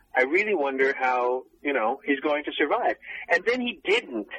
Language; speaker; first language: English; native; English